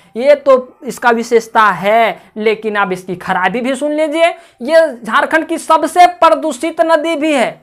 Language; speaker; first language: Hindi; native; Hindi